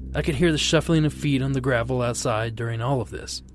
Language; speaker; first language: English; non-native, fluent; Portuguese